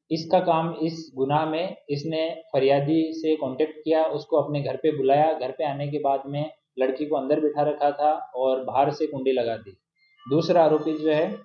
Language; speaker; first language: Hindi; non-native, local second language; Gujarati